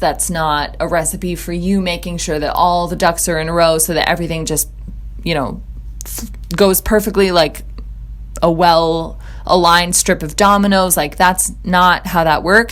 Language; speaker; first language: English; native; English